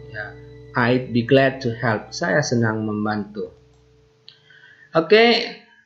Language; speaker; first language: English; non-native, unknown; Indonesian